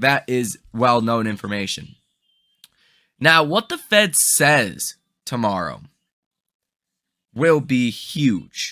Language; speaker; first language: English; native; English